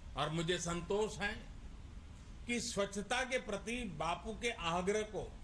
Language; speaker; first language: Hindi; non-native, local second language; Gujarati